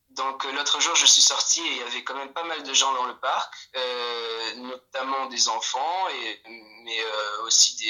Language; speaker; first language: French; non-native, fluent; Polish